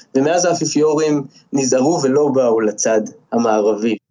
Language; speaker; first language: Hebrew; native; Hebrew